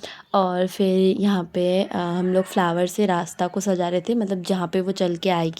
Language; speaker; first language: Hindi; native; Hindi